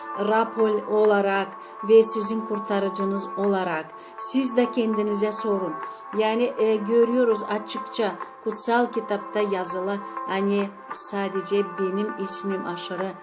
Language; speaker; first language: Turkish; non-native, fluent; Azerbaijani